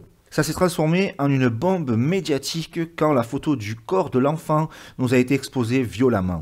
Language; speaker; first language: French; native; French